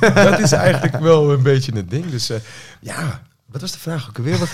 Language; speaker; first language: Dutch; native; Dutch